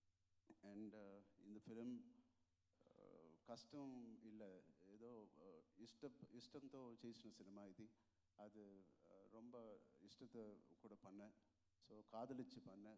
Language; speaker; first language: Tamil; non-native, learner; Telugu